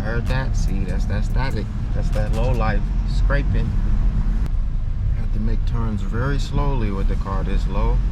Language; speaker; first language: English; native; English